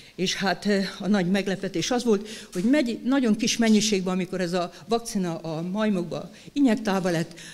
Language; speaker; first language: Hungarian; native; Hungarian